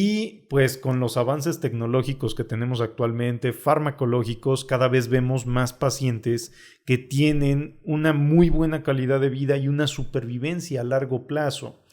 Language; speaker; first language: Spanish; native; Spanish